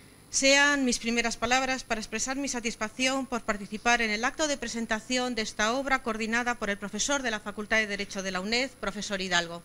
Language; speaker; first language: Spanish; native; Spanish